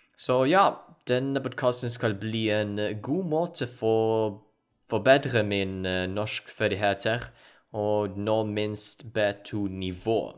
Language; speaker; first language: Norwegian; non-native, learner; Ukrainian